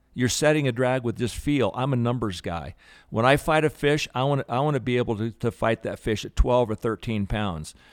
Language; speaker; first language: English; native; English